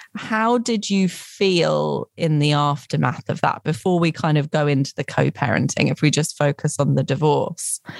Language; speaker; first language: English; native; English